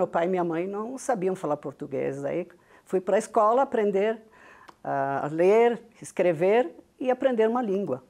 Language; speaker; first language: Portuguese; non-native, local second language; Venetian